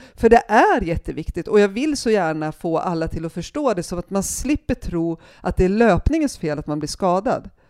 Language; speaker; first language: Swedish; native; Swedish